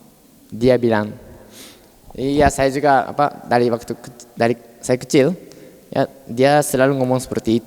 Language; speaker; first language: Indonesian; non-native, fluent; Japanese